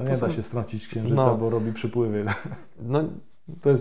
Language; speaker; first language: Polish; native; Polish